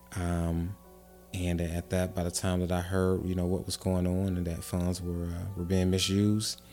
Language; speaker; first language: English; native; English